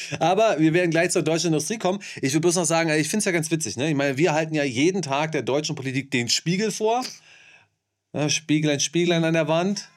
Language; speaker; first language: German; native; German